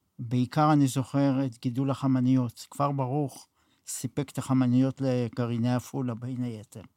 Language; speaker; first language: Hebrew; early bilingual, other home language; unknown